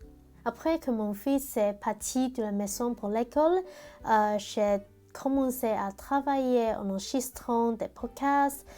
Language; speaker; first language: French; non-native, learner; Cantonese